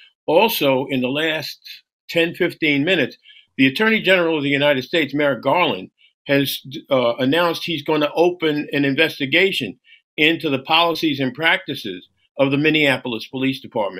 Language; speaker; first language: English; native; English